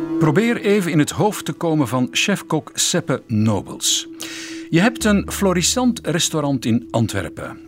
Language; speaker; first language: Dutch; native; Dutch